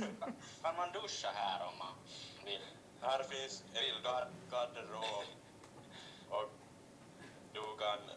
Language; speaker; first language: Swedish; non-native, local second language; Finnish